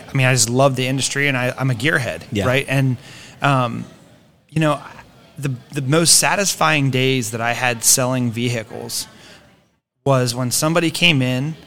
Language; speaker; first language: English; native; English